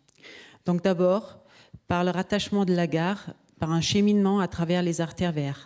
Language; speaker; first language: French; native; French